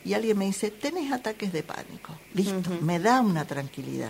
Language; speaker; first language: Spanish; native; Spanish